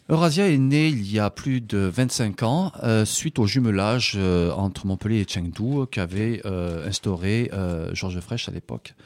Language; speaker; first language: French; native; French